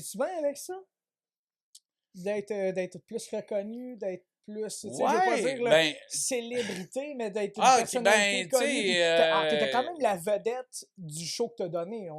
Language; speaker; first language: French; native; French